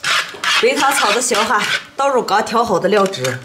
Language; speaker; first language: Chinese; native; Chinese